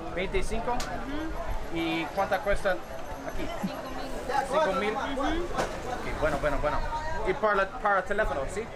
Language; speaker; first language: Spanish; non-native, learner; English